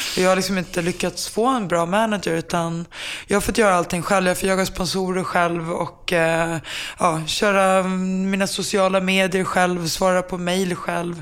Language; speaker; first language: Swedish; early bilingual, other home language; Finnish